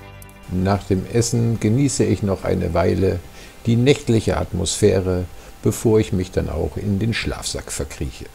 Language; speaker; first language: German; native; German